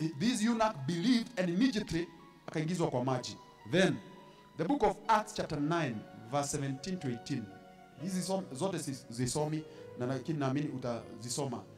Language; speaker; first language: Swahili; non-native, local second language; Kikuyu